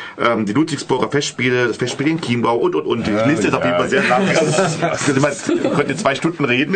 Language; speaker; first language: German; native; German